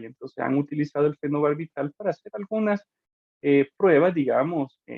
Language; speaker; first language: Spanish; native; Spanish